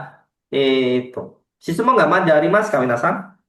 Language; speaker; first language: Japanese; non-native, fluent; Indonesian